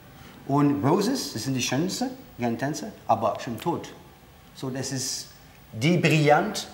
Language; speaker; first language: German; non-native, learner; French